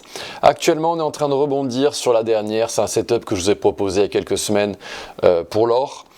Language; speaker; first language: French; native; French